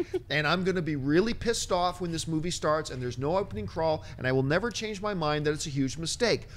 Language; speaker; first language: English; native; English